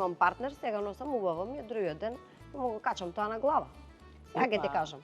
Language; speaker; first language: Macedonian; native; Macedonian